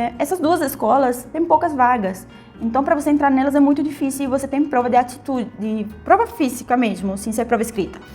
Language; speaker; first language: Portuguese; non-native, fluent; Spanish